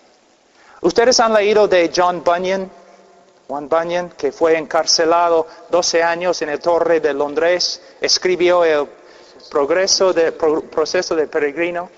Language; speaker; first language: Spanish; non-native, fluent; English